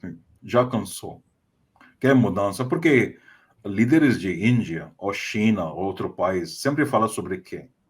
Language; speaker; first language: Portuguese; non-native, fluent; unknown